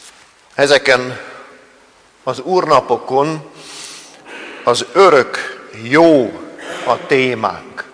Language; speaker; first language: Hungarian; native; Hungarian